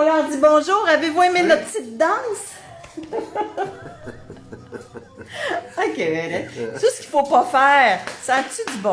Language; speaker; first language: French; native; French